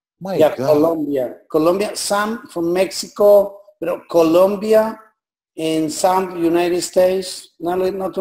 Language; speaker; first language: English; non-native, learner; Spanish